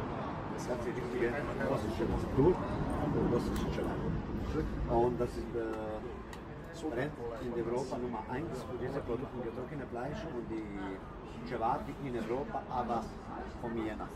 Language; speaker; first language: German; non-native, learner; Bosnian